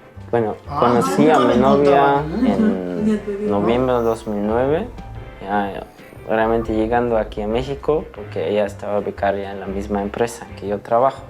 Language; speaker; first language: Spanish; non-native, fluent; German